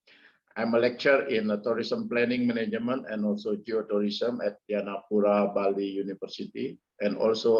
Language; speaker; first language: English; non-native, fluent; Indonesian